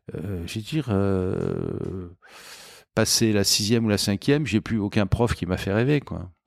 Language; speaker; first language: French; native; French